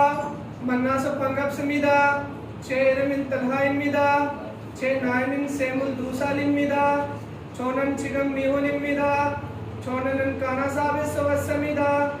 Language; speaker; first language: Korean; non-native, learner; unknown